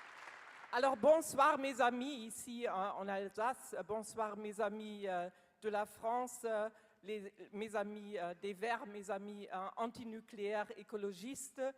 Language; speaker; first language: French; non-native, learner; German